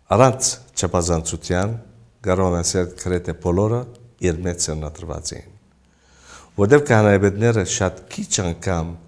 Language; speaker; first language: Armenian; early bilingual, heritage; Armenian